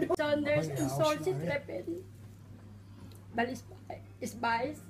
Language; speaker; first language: German; non-native, learner; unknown